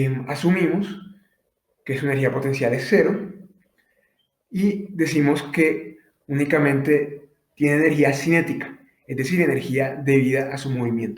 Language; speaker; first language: Spanish; native; Spanish